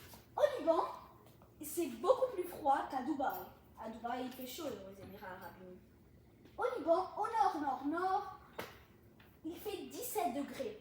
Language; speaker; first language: French; non-native, local second language; Arabic